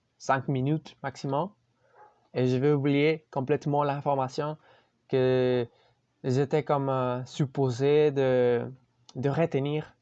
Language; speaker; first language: French; non-native, learner; Spanish